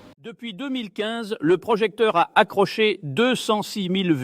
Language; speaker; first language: French; native; French